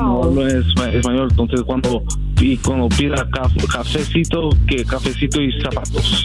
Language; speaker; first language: Spanish; non-native, learner; English